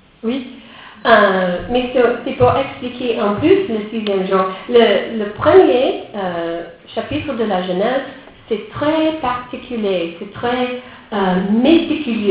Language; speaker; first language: French; non-native, fluent; English